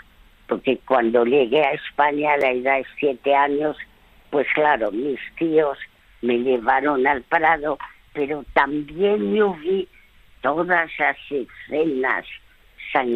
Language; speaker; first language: Spanish; early bilingual, other home language; French